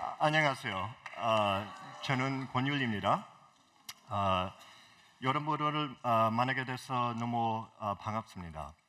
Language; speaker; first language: Korean; early bilingual, heritage; English